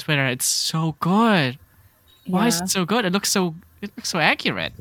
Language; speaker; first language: English; non-native, fluent; German